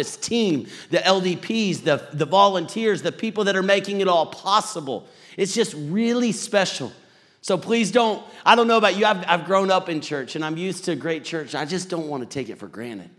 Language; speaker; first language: English; native; English